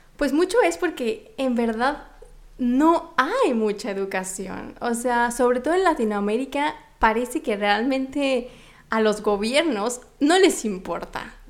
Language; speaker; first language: Spanish; native; Spanish